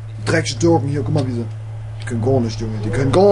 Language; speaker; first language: German; native; German